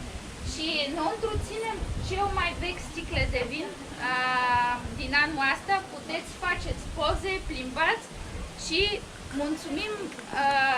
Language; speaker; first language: Romanian; non-native, learner; Bulgarian